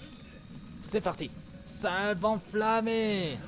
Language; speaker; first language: French; native; French